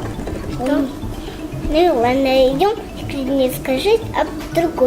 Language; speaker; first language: Russian; non-native, learner; Tajik